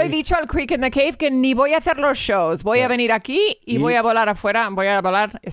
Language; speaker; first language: Spanish; early bilingual, heritage; English